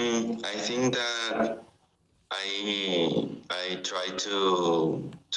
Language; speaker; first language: English; non-native, learner; Spanish